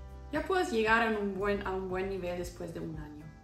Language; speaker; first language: Spanish; non-native, fluent; German